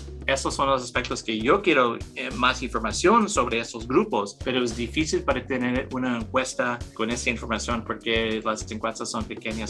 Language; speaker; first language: Spanish; early bilingual, heritage; English